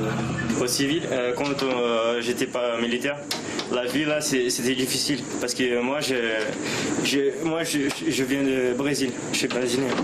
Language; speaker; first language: French; early bilingual, other home language; Portuguese